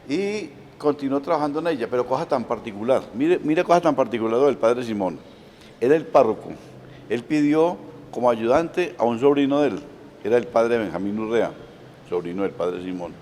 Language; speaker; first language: Spanish; native; Spanish